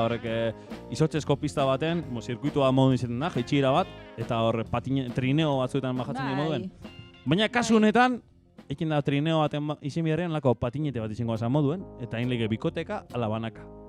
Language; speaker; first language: Basque; native; Basque